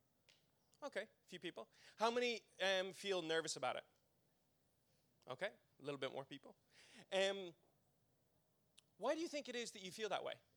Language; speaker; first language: English; native; English